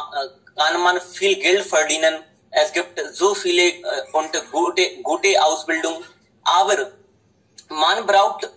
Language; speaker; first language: German; non-native, learner; Hindi